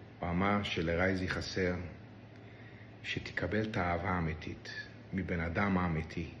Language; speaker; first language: Hebrew; non-native, local second language; Yiddish